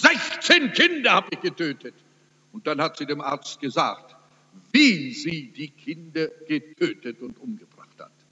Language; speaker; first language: German; early bilingual, heritage; German